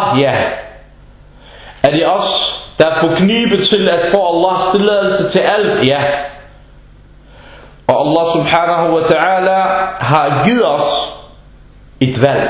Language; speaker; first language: Danish; non-native, fluent; Arabic